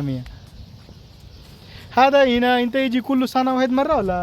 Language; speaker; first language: Arabic; non-native, learner; Bangla